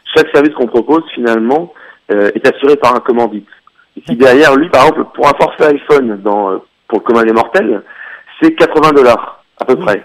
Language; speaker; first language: French; native; French